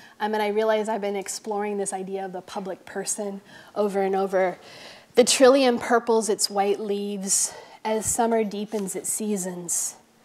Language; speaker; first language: English; native; English